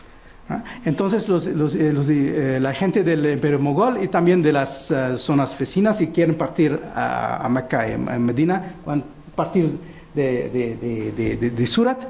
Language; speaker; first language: Spanish; non-native, fluent; Portuguese